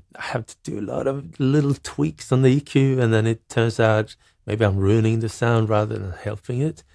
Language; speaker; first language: English; non-native, fluent; Swedish